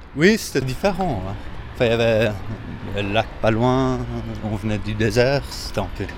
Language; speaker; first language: French; early bilingual, other home language; English